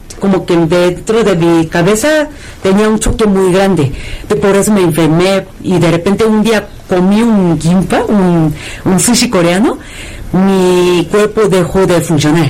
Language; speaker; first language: Spanish; non-native, fluent; Korean